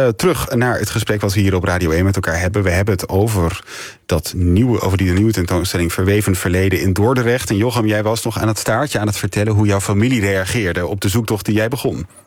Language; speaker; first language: Dutch; native; Dutch